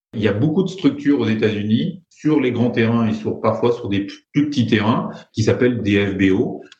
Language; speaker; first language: French; native; French